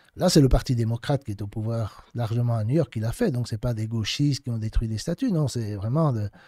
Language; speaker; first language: French; native; French